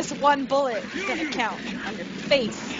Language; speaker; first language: English; native; English